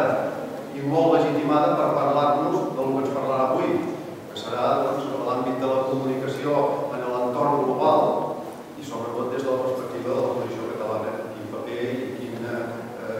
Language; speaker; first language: Catalan; native; Catalan